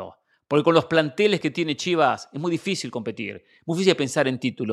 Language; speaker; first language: Spanish; native; Spanish